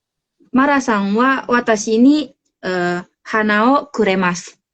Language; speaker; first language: Japanese; non-native, learner; Indonesian